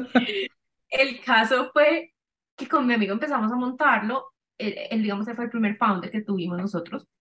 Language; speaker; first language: Spanish; native; Spanish